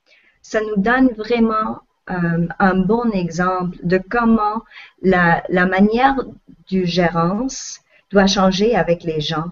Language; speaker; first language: French; non-native, local second language; English